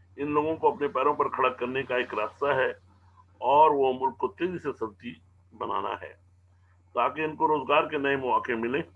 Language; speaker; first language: Urdu; native; Urdu